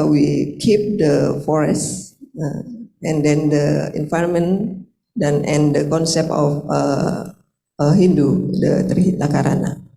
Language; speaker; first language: English; non-native, learner; Indonesian